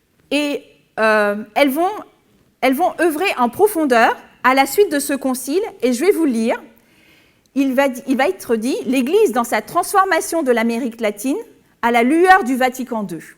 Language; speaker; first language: French; native; French